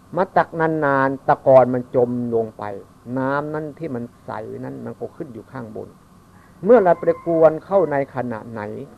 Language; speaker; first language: Thai; non-native, local second language; Northeastern Thai